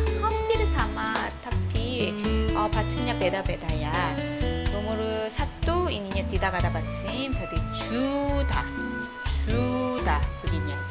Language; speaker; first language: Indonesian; non-native, learner; Korean